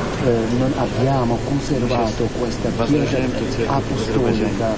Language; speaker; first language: Italian; non-native, fluent; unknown